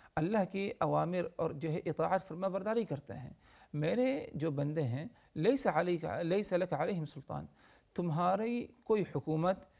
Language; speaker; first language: Urdu; native; Urdu